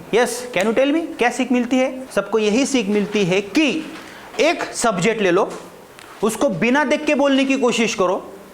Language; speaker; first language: Hindi; non-native, local second language; Marathi